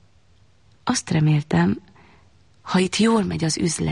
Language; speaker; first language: Hungarian; non-native, fluent; Chinese